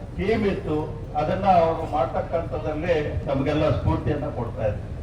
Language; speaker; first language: Kannada; native; Kannada